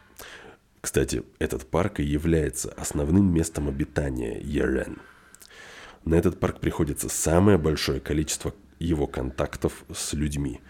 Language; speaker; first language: Russian; native; Russian